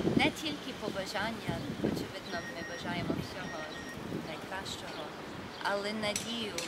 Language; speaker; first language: Ukrainian; early bilingual, heritage; Ukrainian